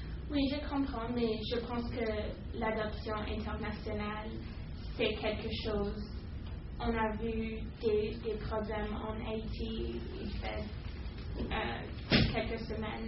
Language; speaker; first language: French; non-native, learner; English